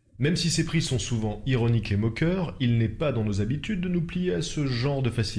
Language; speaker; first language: French; native; French